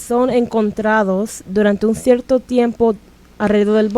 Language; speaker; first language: Spanish; early bilingual, heritage; Spanish